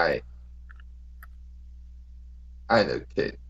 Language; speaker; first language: English; non-native, learner; Chinese